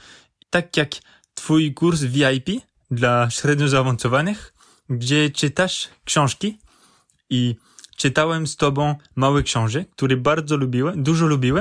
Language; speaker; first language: Polish; non-native, learner; French